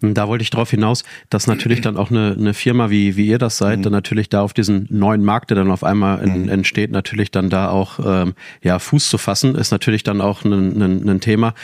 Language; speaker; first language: German; native; German